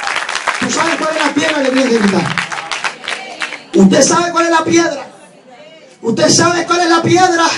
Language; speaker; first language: Spanish; native; Spanish